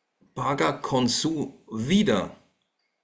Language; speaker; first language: Spanish; non-native, fluent; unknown